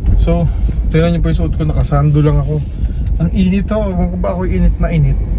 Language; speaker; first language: Filipino; native; Filipino